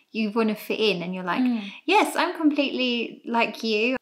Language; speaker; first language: English; native; English